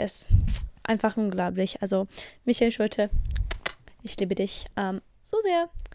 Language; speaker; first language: German; non-native, fluent; English